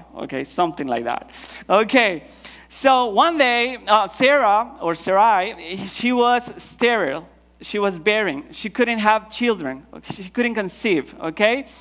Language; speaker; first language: English; non-native, fluent; Spanish